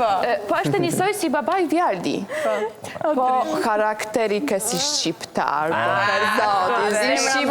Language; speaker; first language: Albanian; non-native, learner; Polish